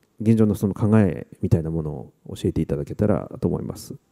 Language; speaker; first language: Japanese; native; Japanese